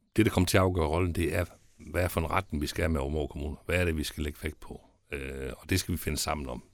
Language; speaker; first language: Danish; native; Danish